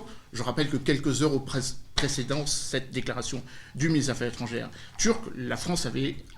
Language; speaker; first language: French; native; French